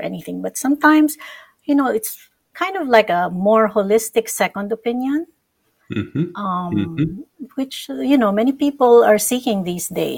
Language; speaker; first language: English; non-native, local second language; Filipino